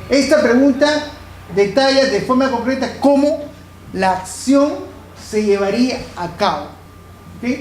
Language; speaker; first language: Spanish; native; Spanish